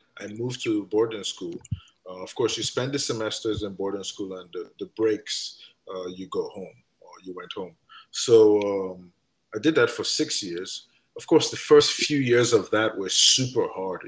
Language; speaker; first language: English; non-native, local second language; Igbo